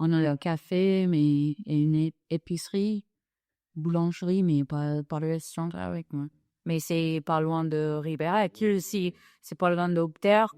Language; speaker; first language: French; non-native, fluent; English